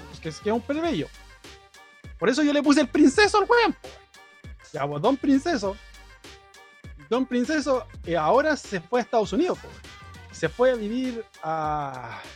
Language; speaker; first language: Spanish; native; Spanish